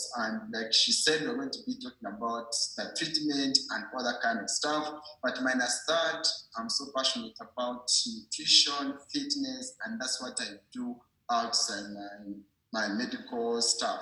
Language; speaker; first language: English; non-native, local second language; Ganda